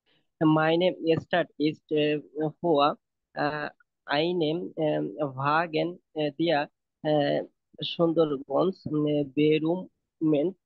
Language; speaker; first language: German; non-native, learner; Bangla